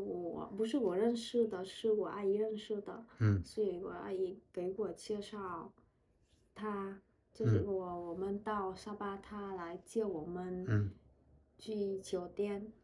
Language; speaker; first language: Chinese; non-native, learner; Vietnamese